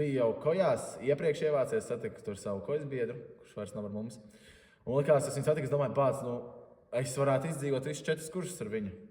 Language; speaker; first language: Latvian; native; Latvian